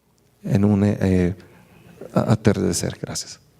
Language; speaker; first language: Spanish; native; Spanish